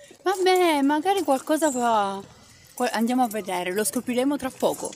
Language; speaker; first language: Italian; native; Italian